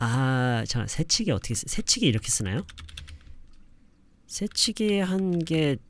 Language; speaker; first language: Korean; native; Korean